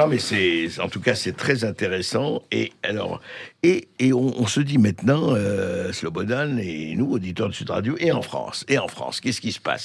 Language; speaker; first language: French; native; French